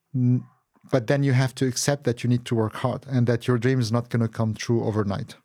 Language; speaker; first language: English; non-native, fluent; Arabic